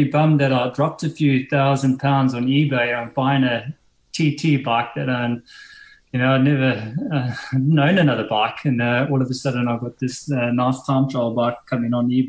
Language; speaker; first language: English; native; English